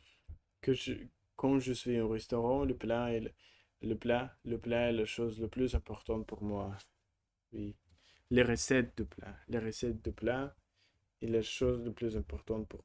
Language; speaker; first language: French; non-native, learner; Russian